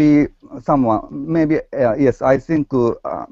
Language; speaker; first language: English; non-native, learner; Japanese